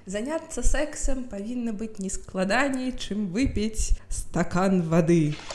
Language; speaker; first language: Belarusian; non-native, local second language; Russian